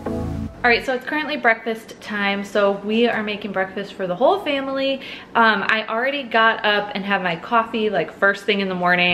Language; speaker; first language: English; native; English